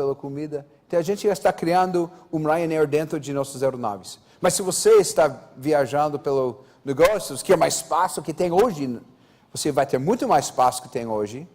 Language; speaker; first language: Portuguese; non-native, fluent; English